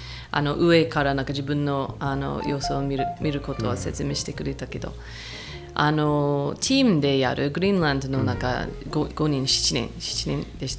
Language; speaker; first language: Japanese; non-native, fluent; English